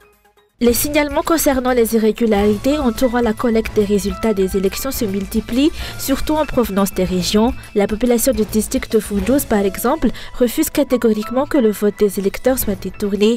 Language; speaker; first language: French; non-native, local second language; Malagasy